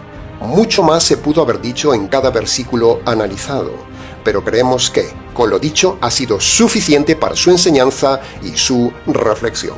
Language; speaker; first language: Spanish; native; Spanish